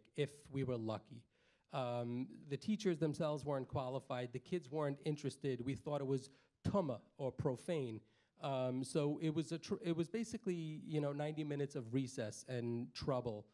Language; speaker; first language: English; native; English